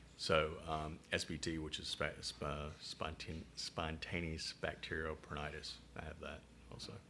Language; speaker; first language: English; native; English